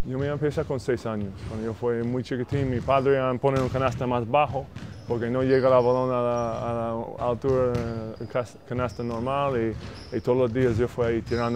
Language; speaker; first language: Spanish; non-native, fluent; English